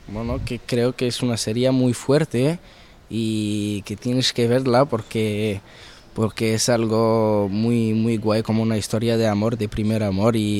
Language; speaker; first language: Spanish; early bilingual, heritage; Arabic